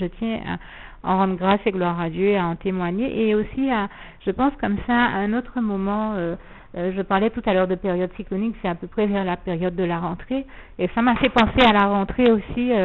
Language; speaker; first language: French; native; French